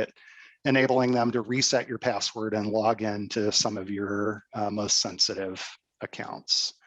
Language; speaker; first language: English; native; English